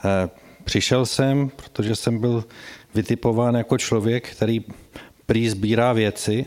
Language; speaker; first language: Czech; native; Czech